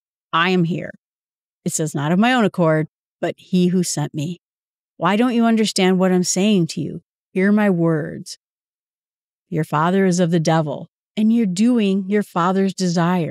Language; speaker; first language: English; native; English